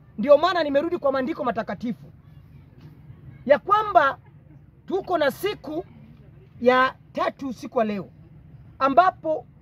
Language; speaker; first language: Swahili; non-native, local second language; Luo (Kenya and Tanzania)